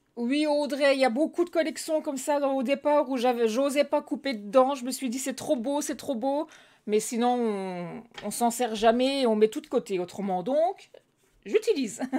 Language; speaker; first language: French; native; French